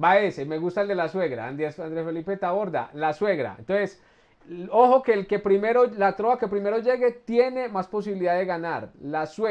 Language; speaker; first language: Spanish; native; Spanish